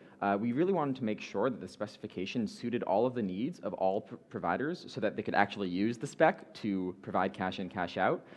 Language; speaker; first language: English; native; English